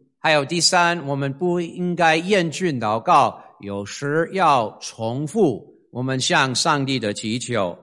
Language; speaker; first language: Chinese; non-native, fluent; English